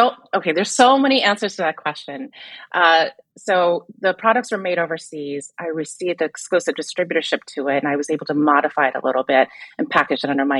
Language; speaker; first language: English; native; English